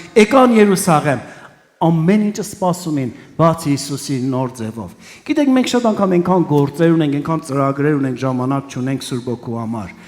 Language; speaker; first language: Armenian; early bilingual, heritage; Armenian